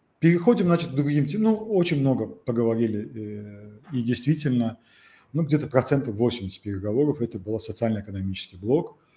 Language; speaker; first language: Russian; non-native, local second language; Azerbaijani